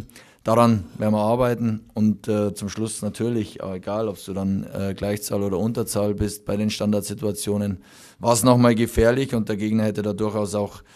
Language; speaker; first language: German; native; German